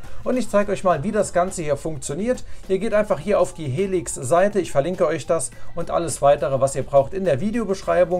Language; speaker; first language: German; native; German